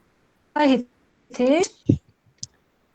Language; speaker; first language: English; non-native, learner; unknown